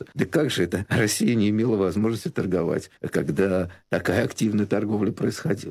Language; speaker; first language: Russian; native; Russian